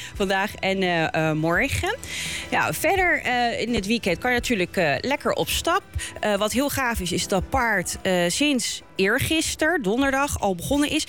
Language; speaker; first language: Dutch; native; Dutch